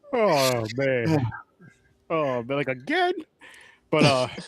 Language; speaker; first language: English; native; English